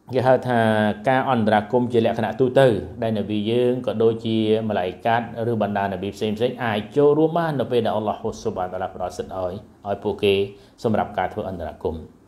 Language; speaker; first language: Khmer; non-native, local second language; Western Cham